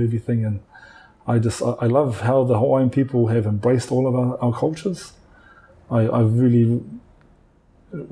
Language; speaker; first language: English; native; English